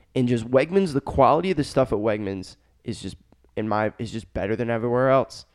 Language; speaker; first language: English; native; English